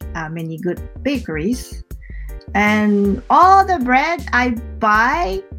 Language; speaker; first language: English; non-native, fluent; Japanese